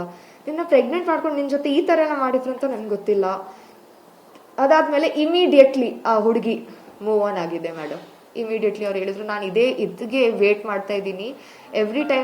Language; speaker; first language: Kannada; non-native, local second language; Kodava